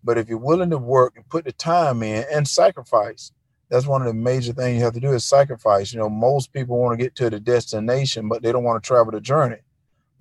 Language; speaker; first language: English; native; English